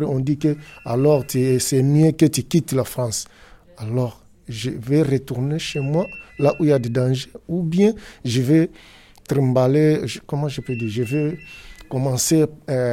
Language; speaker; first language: French; non-native, learner; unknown